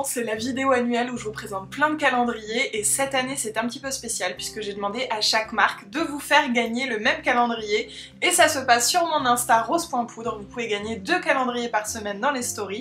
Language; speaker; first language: French; native; French